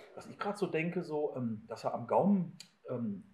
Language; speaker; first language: German; non-native, fluent; English